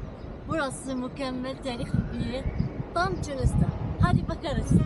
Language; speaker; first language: Turkish; non-native, learner; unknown